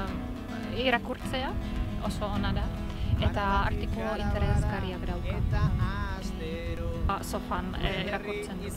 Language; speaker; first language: Basque; non-native, learner; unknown